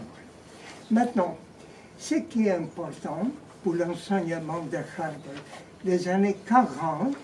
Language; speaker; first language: French; non-native, fluent; Greek